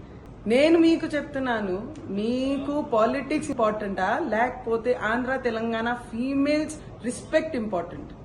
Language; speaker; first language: Telugu; non-native, local second language; Hindi